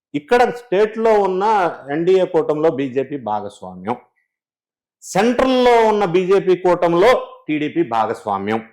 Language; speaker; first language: Telugu; native; Telugu